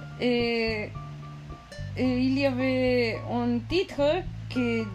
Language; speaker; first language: French; non-native, learner; Spanish